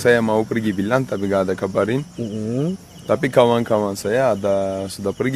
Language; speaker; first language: Indonesian; non-native, learner; Turkish